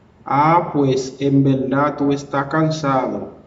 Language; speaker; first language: Spanish; non-native, fluent; Haitian Creole